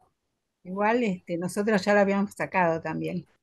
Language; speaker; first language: Spanish; native; Spanish